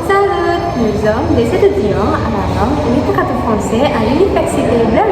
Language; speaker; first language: French; non-native, learner; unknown